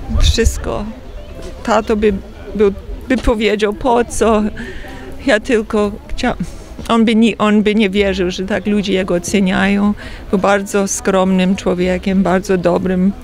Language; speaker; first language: Polish; early bilingual, heritage; Polish